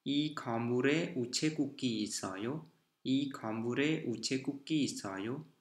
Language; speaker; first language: Korean; non-native, fluent; Vietnamese